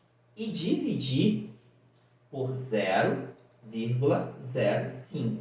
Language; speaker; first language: Portuguese; native; Portuguese